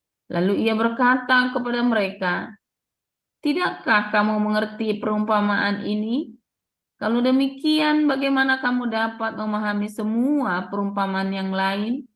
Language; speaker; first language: Indonesian; native; Indonesian